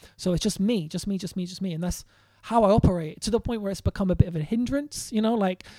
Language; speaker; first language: English; native; English